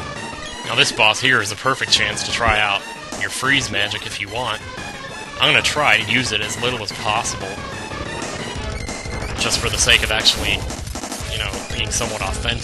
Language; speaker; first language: English; native; English